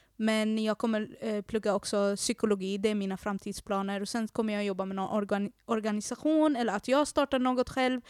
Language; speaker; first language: Swedish; native; Swedish